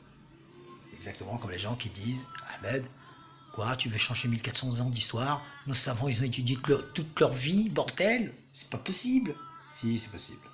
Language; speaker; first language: French; native; French